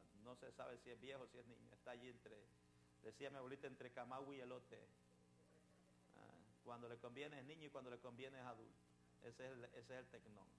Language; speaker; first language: Spanish; native; Spanish